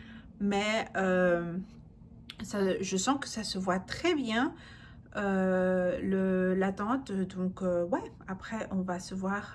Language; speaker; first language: French; non-native, fluent; Spanish